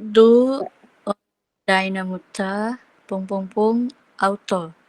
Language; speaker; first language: German; non-native, learner; Indonesian